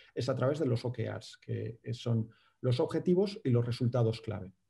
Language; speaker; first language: Spanish; native; Spanish